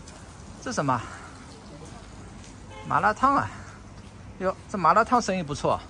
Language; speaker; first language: Chinese; non-native, local second language; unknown